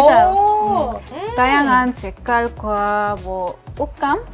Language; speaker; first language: Korean; non-native, learner; Arabic